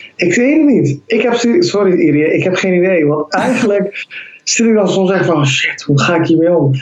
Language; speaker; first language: Dutch; early bilingual, other home language; Somali